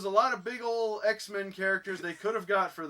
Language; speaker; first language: English; native; English